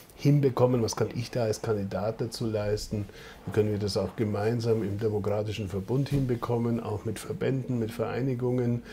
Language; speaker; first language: German; native; German